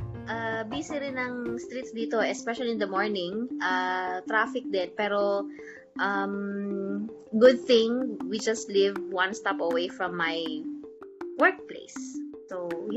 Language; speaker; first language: English; non-native, local second language; Filipino